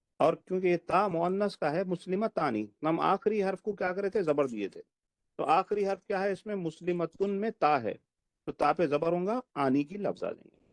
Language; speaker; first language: Urdu; native; Urdu